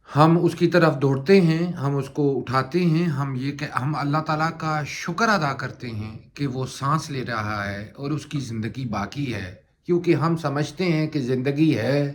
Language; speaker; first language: Urdu; native; Urdu